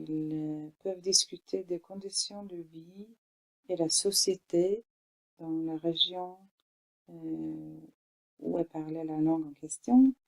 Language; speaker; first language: French; non-native, fluent; Norwegian